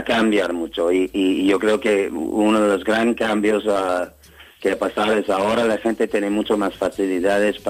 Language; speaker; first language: Spanish; non-native, learner; English